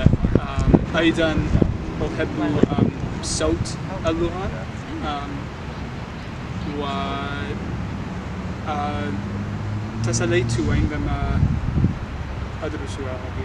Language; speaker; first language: Arabic; non-native, learner; English